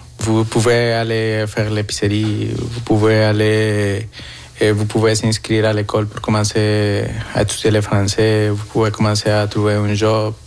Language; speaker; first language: French; non-native, fluent; Spanish